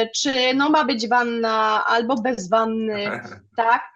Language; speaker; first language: Polish; early bilingual, other home language; German